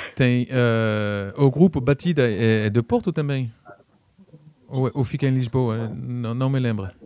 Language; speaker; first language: Portuguese; early bilingual, heritage; French